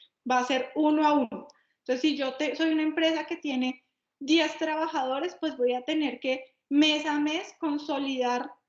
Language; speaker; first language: Spanish; native; Spanish